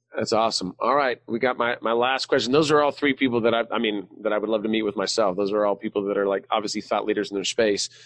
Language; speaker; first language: English; native; English